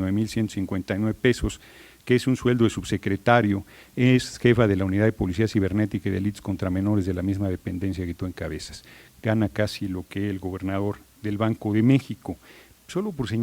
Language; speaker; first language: Spanish; native; Spanish